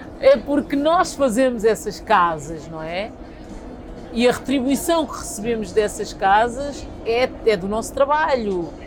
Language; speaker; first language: Portuguese; early bilingual, other home language; Kabuverdianu